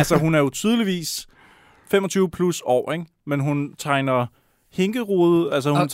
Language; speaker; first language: Danish; native; Danish